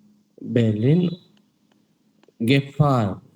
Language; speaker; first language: German; non-native, learner; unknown